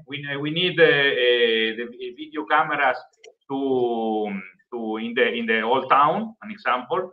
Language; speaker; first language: English; non-native, learner; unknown